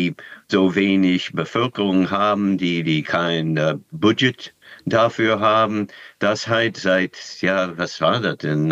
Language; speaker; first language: German; non-native, fluent; English